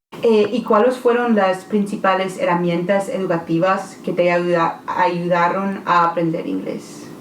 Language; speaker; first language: Spanish; non-native, learner; English